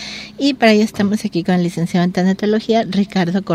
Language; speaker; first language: Spanish; native; Spanish